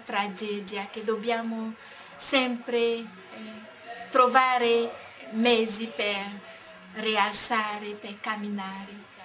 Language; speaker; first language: Italian; non-native, learner; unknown